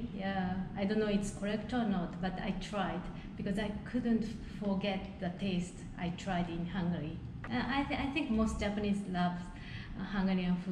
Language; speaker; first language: English; non-native, fluent; Japanese